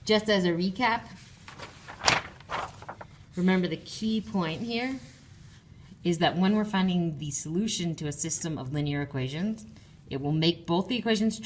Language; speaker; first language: English; native; English